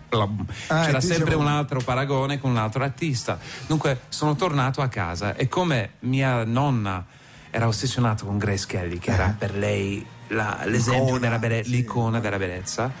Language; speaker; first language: Italian; non-native, fluent; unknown